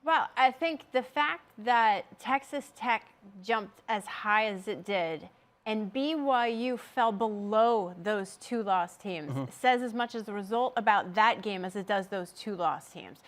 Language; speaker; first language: English; native; English